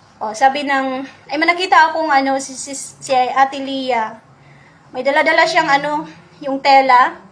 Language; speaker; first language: Filipino; non-native, local second language; Cebuano